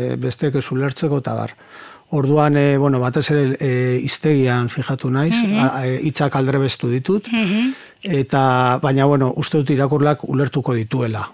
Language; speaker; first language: Basque; native; Basque